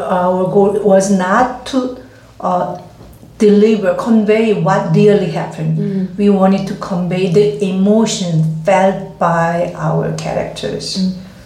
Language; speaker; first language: English; non-native, fluent; Korean